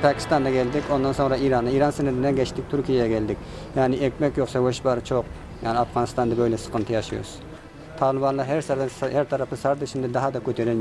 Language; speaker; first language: Turkish; non-native, learner; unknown